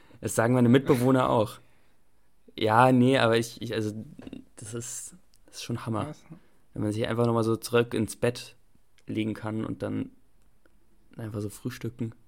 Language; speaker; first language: German; native; German